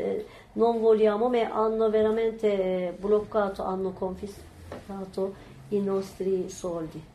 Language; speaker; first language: Italian; non-native, learner; Turkish